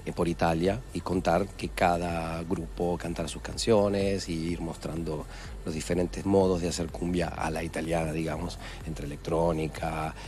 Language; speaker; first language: Spanish; native; Spanish